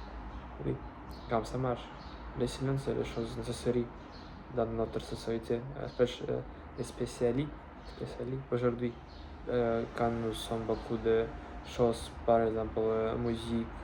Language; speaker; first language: French; non-native, learner; Russian